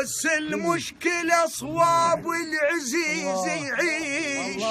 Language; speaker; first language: Arabic; native; Arabic